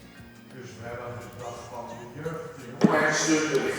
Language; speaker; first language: Dutch; native; Dutch